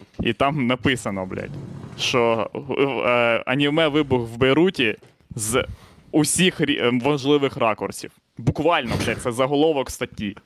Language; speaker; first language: Ukrainian; non-native, local second language; Russian